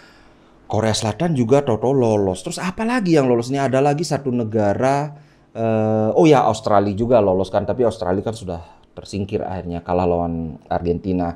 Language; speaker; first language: Indonesian; native; Indonesian